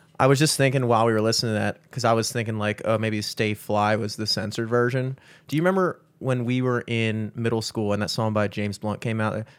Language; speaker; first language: English; native; English